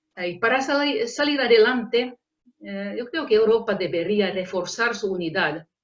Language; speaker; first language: Spanish; non-native, fluent; Finnish